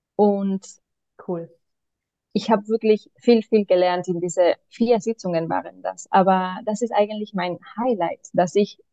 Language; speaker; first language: German; non-native, fluent; Spanish